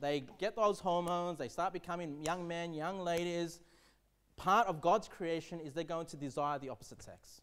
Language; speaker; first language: English; native; English